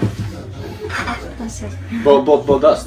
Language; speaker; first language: Persian; non-native, learner; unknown